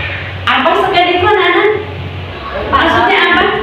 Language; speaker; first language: Indonesian; native; Indonesian